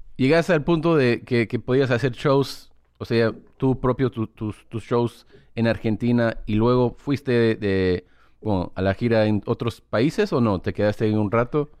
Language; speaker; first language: Spanish; early bilingual, heritage; English